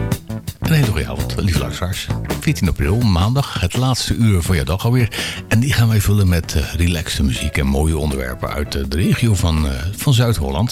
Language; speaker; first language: Dutch; native; Dutch